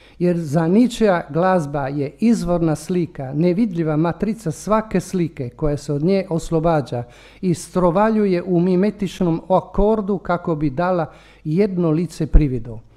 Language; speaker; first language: Croatian; non-native, local second language; Italian